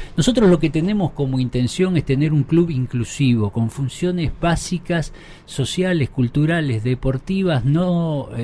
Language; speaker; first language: Spanish; native; Spanish